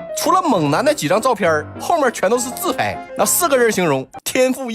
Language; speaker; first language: Chinese; native; Chinese